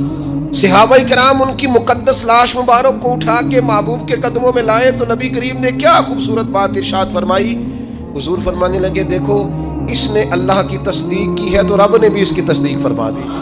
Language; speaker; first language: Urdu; non-native, local second language; Punjabi